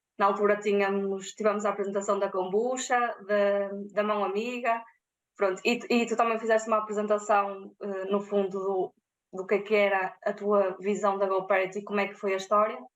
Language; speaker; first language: Portuguese; native; Portuguese